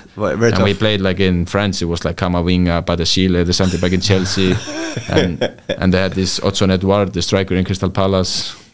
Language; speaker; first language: English; non-native, fluent; Icelandic